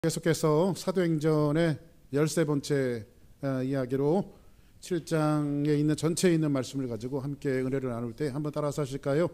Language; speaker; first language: Korean; native; Korean